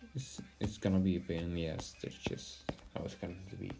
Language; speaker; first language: English; non-native, fluent; Dutch